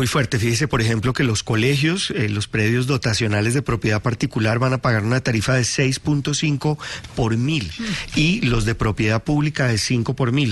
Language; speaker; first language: Spanish; native; Spanish